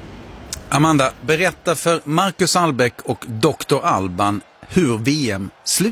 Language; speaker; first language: Swedish; native; Swedish